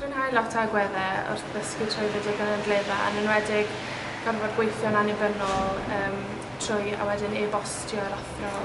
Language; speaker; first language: Welsh; native; Welsh